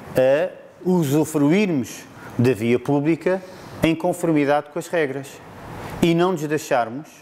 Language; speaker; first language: Portuguese; native; Portuguese